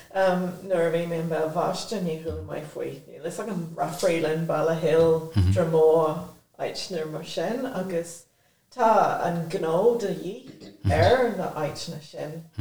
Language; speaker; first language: Irish; non-native, local second language; English